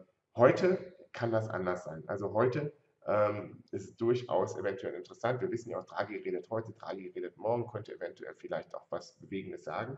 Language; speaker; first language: German; native; German